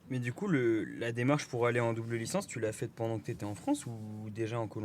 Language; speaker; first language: French; native; French